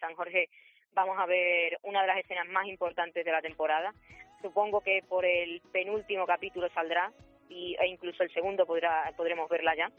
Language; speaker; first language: Spanish; native; Spanish